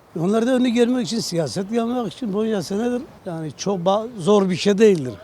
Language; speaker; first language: Turkish; non-native, local second language; Kurdish